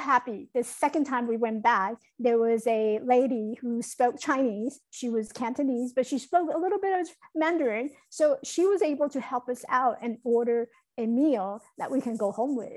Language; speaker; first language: English; non-native, fluent; Chinese